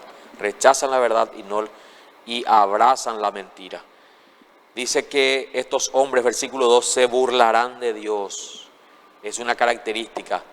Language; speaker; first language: Spanish; native; Spanish